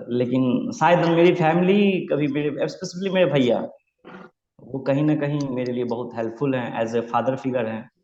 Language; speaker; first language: Hindi; native; Hindi